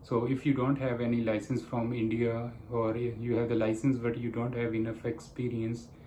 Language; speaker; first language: English; non-native, local second language; Punjabi